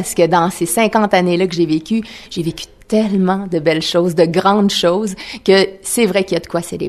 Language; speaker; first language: French; native; French